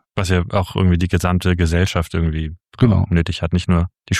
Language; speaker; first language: German; native; German